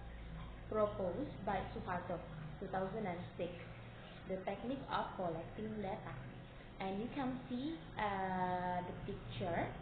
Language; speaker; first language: English; non-native, learner; Indonesian